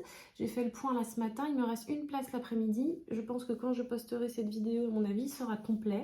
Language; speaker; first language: French; native; French